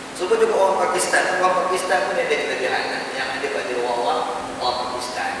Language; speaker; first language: Malay; native; Malay